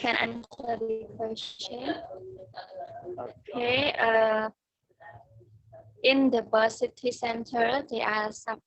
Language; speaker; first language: English; non-native, learner; Khmer